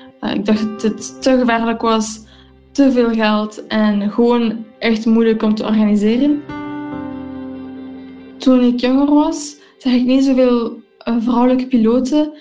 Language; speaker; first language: Dutch; non-native, local second language; English